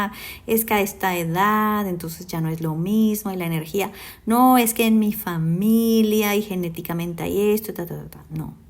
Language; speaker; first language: Spanish; native; Spanish